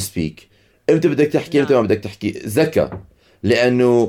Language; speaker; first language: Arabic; native; Arabic